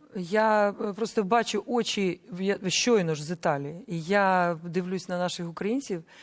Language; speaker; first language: Ukrainian; native; Ukrainian